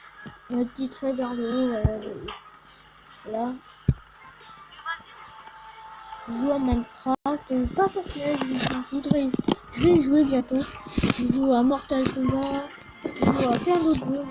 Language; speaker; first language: French; native; French